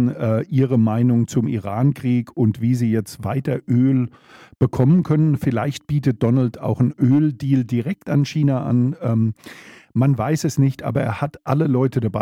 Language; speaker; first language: German; native; German